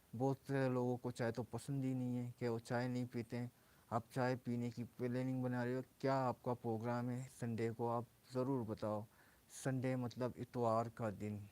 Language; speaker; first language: Urdu; non-native, local second language; Baluchi